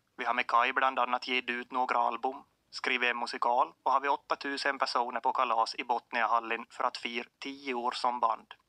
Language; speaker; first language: Swedish; native; Swedish